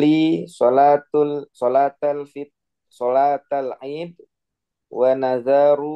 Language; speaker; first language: Arabic; non-native, learner; Indonesian